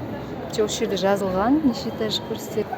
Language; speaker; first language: Kazakh; native; Kazakh